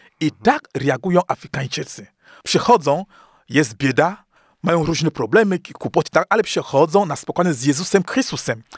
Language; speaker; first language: Polish; non-native, fluent; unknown